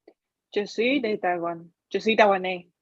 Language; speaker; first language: French; non-native, learner; Chinese